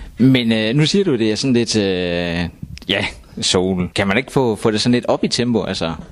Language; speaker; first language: Danish; native; Danish